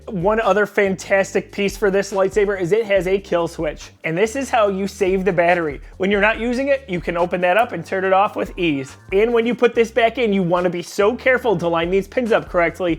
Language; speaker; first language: English; native; English